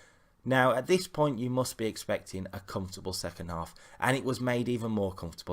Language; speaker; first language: English; native; English